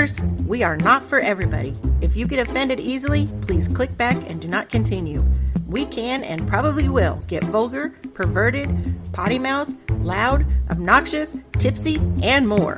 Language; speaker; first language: English; native; English